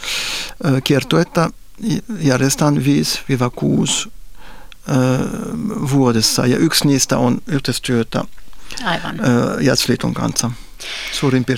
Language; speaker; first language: Finnish; non-native, fluent; French